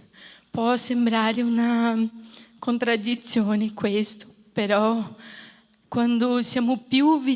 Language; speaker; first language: Italian; non-native, fluent; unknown